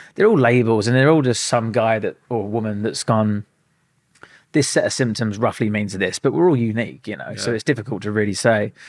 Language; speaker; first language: English; native; English